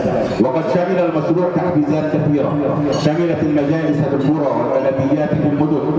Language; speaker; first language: Arabic; native; Arabic